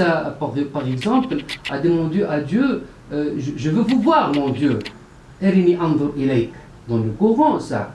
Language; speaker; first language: French; non-native, local second language; Arabic